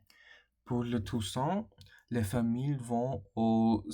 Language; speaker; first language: French; non-native, learner; English